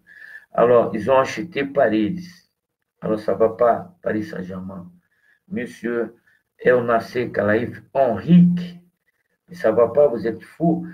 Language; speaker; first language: French; non-native, fluent; Portuguese